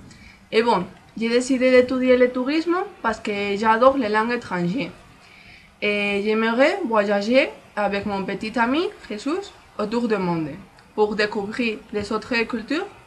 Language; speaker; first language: French; non-native, learner; Spanish